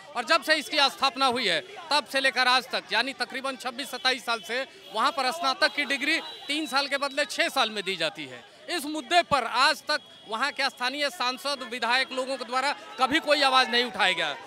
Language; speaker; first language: Hindi; native; Hindi